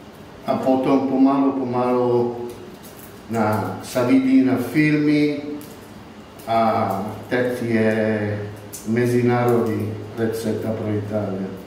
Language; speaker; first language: Czech; non-native, learner; Italian